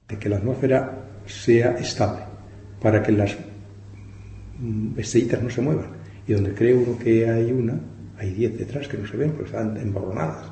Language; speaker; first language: Spanish; native; Spanish